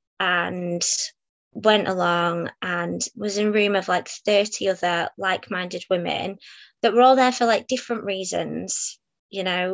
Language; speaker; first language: English; native; English